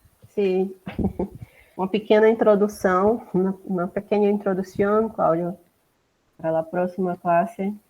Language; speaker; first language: Spanish; non-native, learner; Portuguese